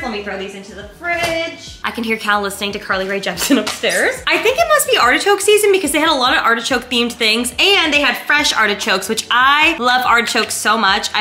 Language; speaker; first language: English; native; English